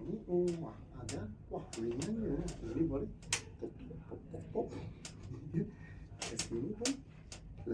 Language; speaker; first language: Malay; non-native, local second language; Cantonese